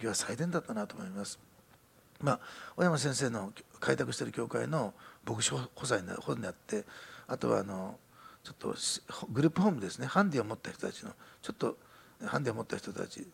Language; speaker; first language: Japanese; native; Japanese